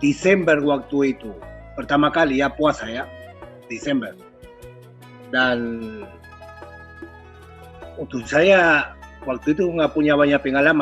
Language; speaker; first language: Indonesian; non-native, fluent; Spanish